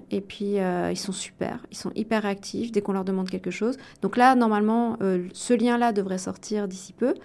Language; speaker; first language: French; native; French